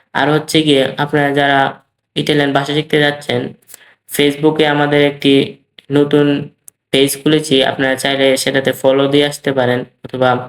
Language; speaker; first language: Bangla; native; Bangla